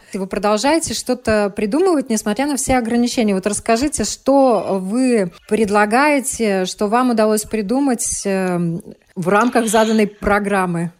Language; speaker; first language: Russian; native; Russian